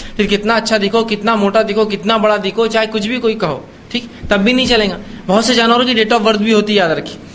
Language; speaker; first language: Urdu; native; Urdu